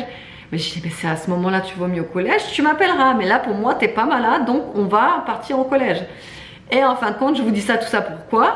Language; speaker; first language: French; native; French